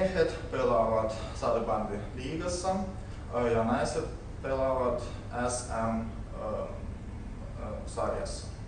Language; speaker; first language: Finnish; non-native, learner; Russian